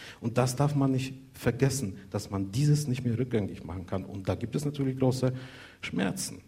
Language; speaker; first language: German; non-native, fluent; Polish